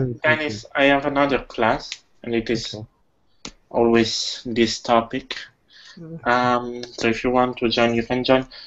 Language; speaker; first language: English; non-native, fluent; Italian